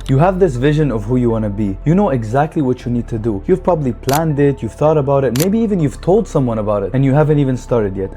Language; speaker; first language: English; non-native, fluent; Arabic